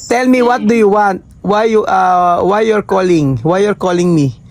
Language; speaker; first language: English; non-native, learner; Filipino